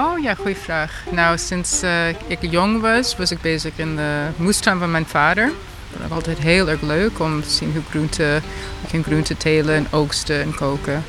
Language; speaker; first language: Dutch; non-native, fluent; English